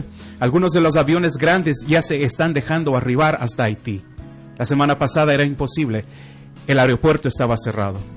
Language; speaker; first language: Spanish; native; Spanish